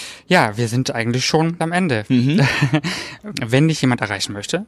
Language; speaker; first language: German; native; German